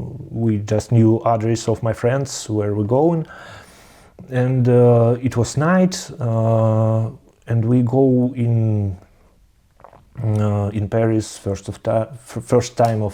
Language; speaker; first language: English; non-native, learner; Russian